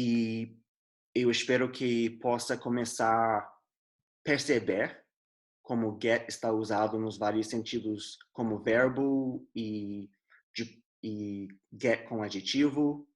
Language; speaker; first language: Portuguese; non-native, fluent; English